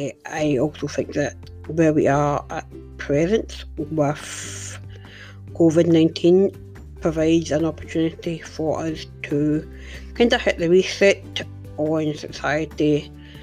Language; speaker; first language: English; native; English